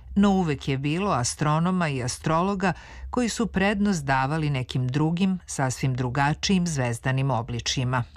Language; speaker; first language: Serbian; native; Serbian